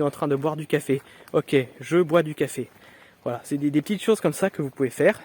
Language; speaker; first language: French; native; French